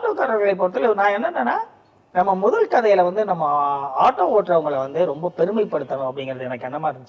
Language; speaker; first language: Tamil; native; Tamil